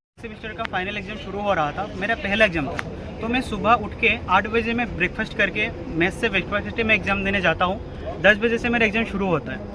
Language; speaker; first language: Hindi; non-native, local second language; Assamese